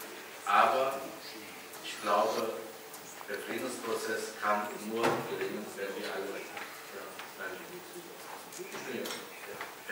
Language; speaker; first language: German; early bilingual, other home language; Kurdish